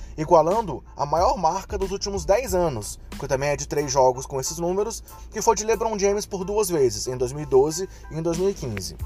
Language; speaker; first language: Portuguese; native; Portuguese